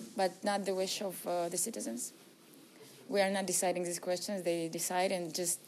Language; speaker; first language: English; non-native, learner; Russian